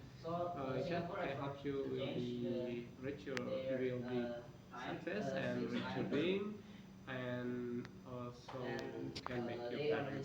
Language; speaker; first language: English; non-native, learner; Indonesian